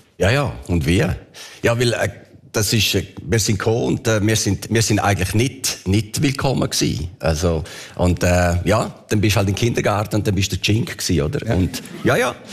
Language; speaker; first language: German; non-native, local second language; Italian